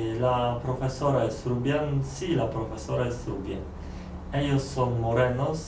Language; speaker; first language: Spanish; non-native, learner; Polish